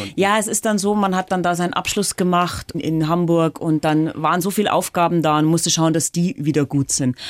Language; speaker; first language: German; native; German